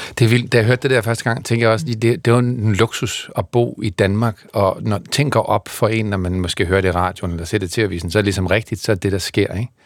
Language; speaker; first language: Danish; native; Danish